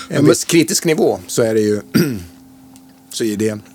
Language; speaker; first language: Swedish; native; Swedish